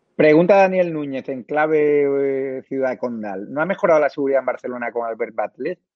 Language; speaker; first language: Spanish; native; Spanish